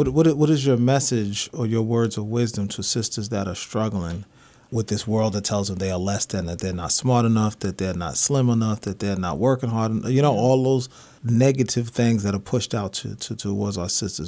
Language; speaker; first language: English; native; English